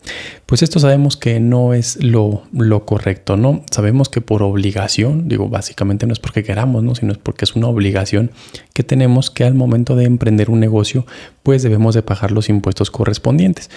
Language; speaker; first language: Spanish; native; Spanish